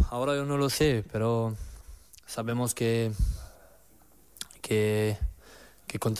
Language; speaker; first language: Spanish; non-native, learner; French